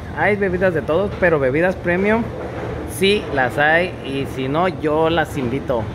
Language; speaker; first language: Spanish; native; Spanish